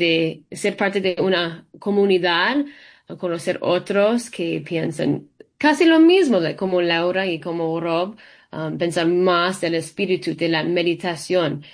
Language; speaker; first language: Spanish; early bilingual, heritage; English